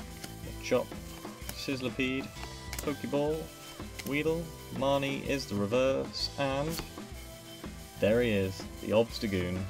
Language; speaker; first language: English; native; English